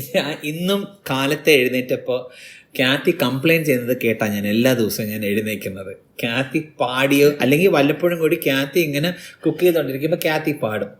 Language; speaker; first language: Malayalam; early bilingual, heritage; Malayalam